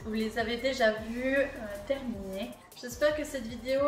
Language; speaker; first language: French; native; French